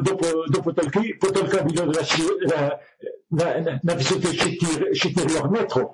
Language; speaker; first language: Russian; non-native, learner; French